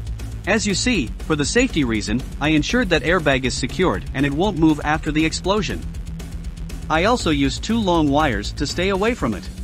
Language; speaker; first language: English; non-native, fluent; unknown